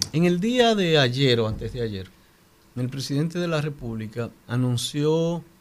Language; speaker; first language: Spanish; native; Spanish